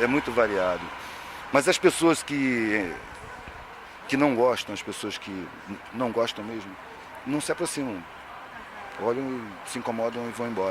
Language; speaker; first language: Portuguese; native; Portuguese